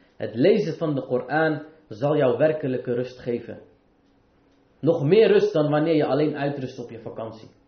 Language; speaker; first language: Dutch; early bilingual, other home language; Arabic